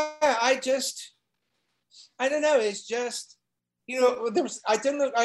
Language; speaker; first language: English; native; English